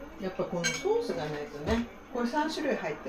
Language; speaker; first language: Japanese; native; Japanese